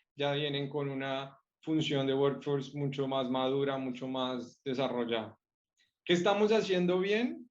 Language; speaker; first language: Spanish; native; Spanish